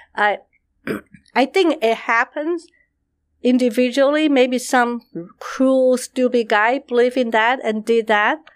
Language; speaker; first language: English; non-native, fluent; Chinese